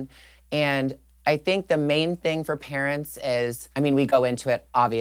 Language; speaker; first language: English; native; English